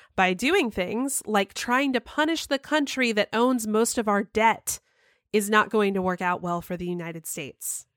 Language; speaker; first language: English; native; English